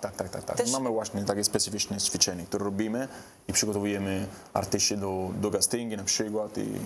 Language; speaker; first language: Polish; non-native, learner; Italian